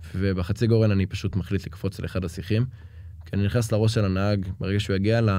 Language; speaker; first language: Hebrew; native; Hebrew